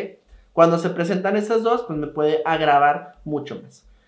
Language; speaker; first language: Spanish; native; Spanish